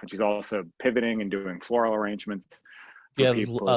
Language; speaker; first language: English; native; English